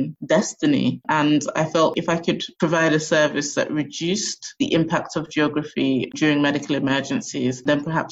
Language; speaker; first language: English; native; English